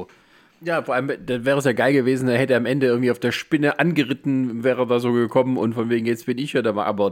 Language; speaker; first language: German; native; German